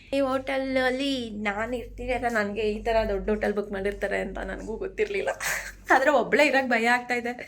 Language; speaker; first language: Kannada; native; Kannada